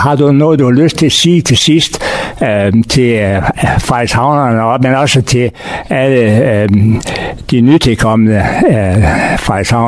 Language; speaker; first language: Danish; native; Danish